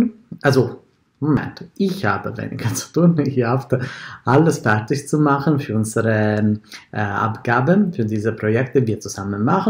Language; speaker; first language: German; non-native, fluent; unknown